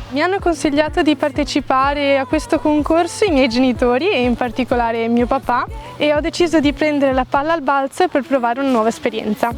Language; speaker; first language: Italian; native; Italian